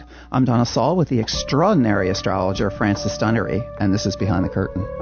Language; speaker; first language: English; native; English